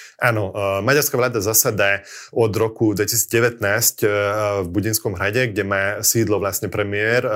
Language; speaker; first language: Slovak; non-native, local second language; Hungarian